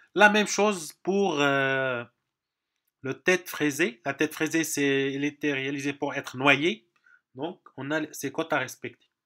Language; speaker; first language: French; non-native, local second language; Arabic